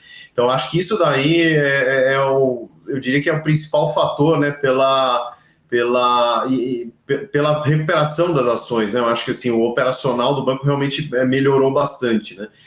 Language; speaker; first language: Portuguese; native; Portuguese